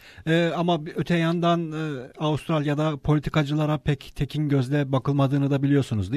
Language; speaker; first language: Turkish; native; Turkish